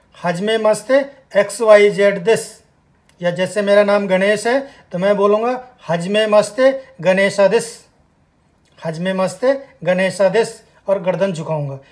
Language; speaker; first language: Hindi; native; Hindi